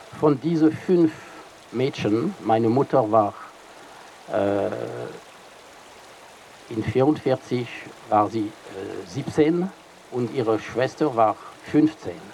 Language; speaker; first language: German; non-native, fluent; French